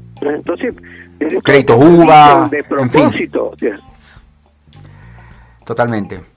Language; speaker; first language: Spanish; native; Spanish